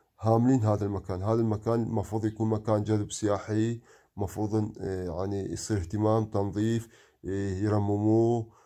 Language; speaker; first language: Arabic; non-native, local second language; Kurdish